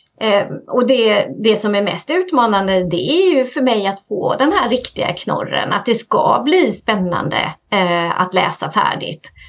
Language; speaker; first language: Swedish; native; Swedish